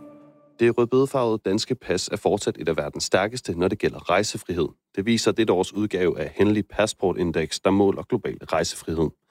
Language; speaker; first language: Danish; native; Danish